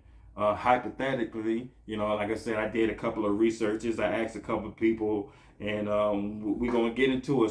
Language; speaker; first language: English; native; English